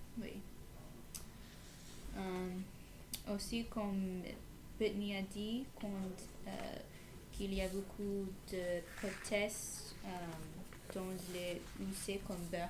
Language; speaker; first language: French; non-native, learner; English